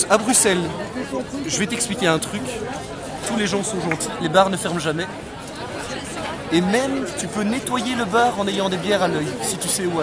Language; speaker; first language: French; native; French